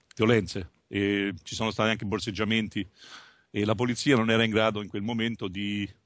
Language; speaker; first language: Italian; native; Italian